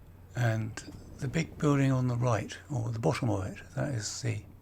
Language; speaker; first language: English; native; English